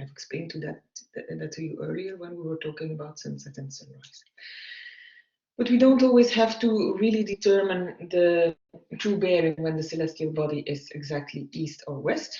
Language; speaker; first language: English; non-native, fluent; Dutch